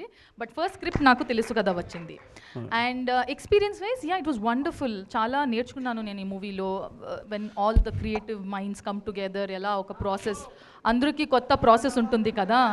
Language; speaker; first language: Telugu; non-native, local second language; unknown